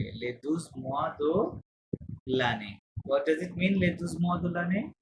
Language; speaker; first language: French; non-native, fluent; Bangla